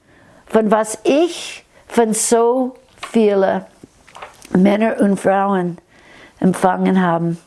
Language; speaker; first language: German; non-native, fluent; English